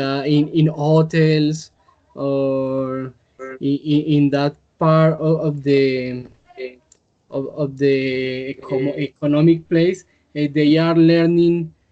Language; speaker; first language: English; non-native, learner; Spanish